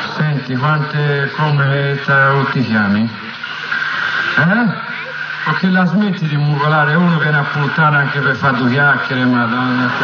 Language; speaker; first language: Italian; native; Italian